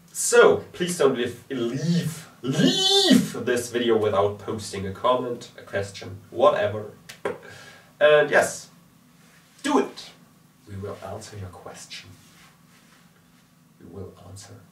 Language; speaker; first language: English; non-native, fluent; German